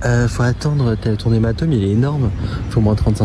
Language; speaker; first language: French; native; French